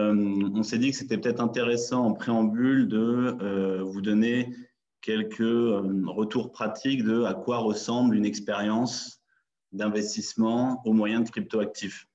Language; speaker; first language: French; native; French